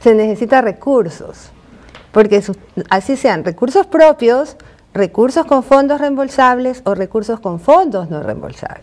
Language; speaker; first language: Spanish; native; Spanish